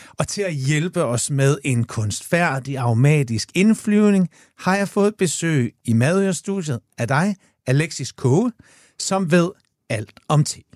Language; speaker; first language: Danish; native; Danish